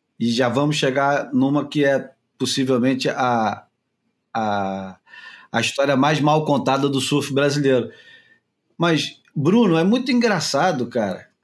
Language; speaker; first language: Portuguese; native; Portuguese